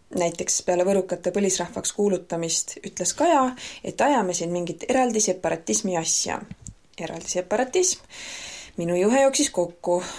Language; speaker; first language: Estonian; native; Estonian